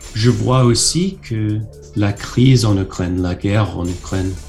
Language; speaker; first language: French; non-native, fluent; English